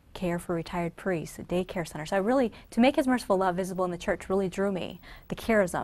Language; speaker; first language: English; native; English